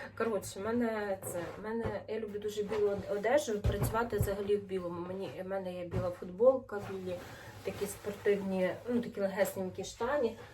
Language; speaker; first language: Ukrainian; native; Ukrainian